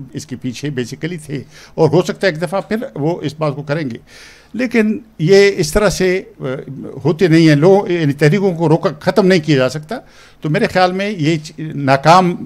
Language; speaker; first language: Urdu; non-native, local second language; Pashto